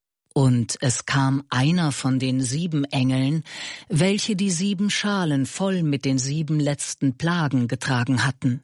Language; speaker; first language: German; native; German